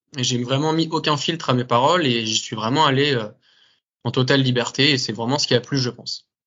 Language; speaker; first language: French; native; French